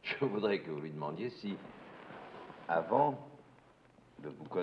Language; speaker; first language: French; native; French